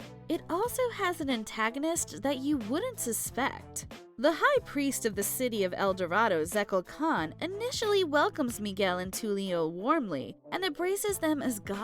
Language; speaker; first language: English; native; English